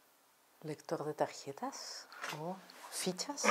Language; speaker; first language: Spanish; native; Spanish